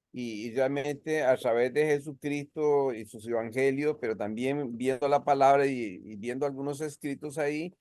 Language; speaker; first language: Spanish; native; Spanish